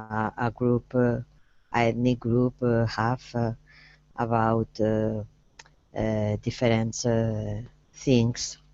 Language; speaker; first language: English; non-native, learner; Spanish